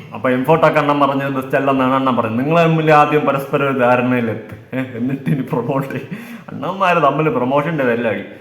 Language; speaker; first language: Malayalam; native; Malayalam